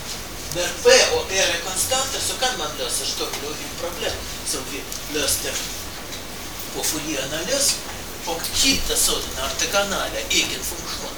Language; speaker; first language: Swedish; non-native, fluent; Russian